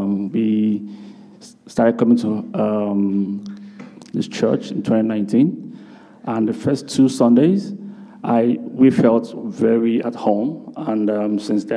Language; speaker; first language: English; non-native, local second language; Igbo